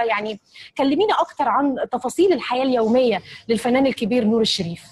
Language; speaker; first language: Arabic; native; Arabic